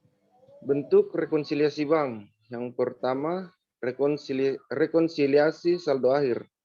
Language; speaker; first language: Indonesian; native; Indonesian